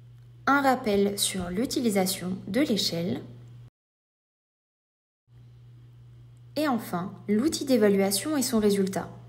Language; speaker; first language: French; native; French